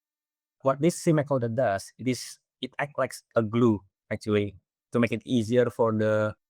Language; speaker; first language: English; non-native, fluent; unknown